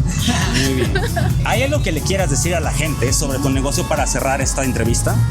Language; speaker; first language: Spanish; native; Spanish